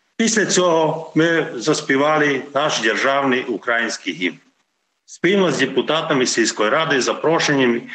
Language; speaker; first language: Ukrainian; non-native, local second language; Hungarian